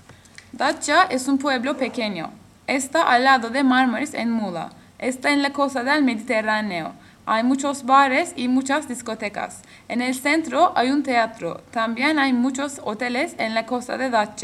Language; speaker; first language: Spanish; non-native, learner; Turkish